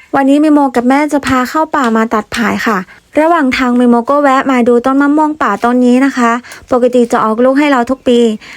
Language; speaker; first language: Thai; non-native, local second language; Karen languages